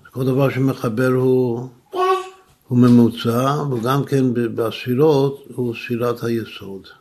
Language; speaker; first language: Hebrew; non-native, fluent; English